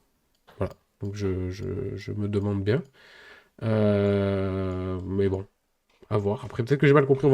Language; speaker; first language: French; native; French